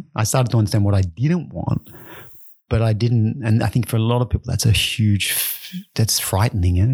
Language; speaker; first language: English; native; English